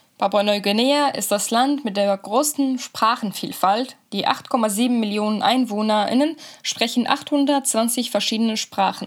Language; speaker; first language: German; native; German